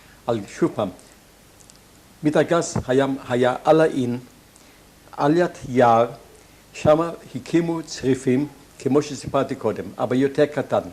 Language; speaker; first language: Hebrew; non-native, fluent; German